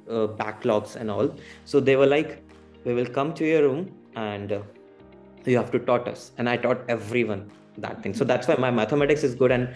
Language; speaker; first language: English; non-native, local second language; Hindi